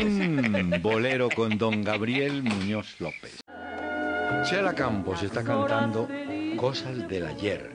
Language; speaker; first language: Spanish; native; Spanish